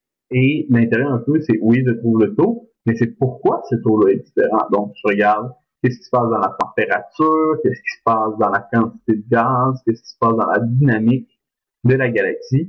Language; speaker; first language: French; native; French